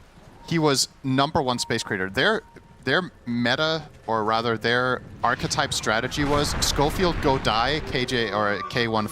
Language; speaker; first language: English; native; English